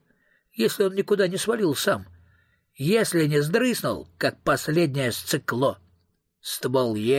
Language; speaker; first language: Russian; native; Russian